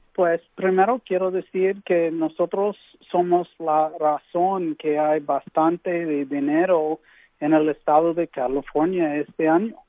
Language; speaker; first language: Spanish; early bilingual, heritage; English